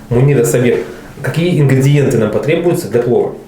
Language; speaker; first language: Russian; native; Russian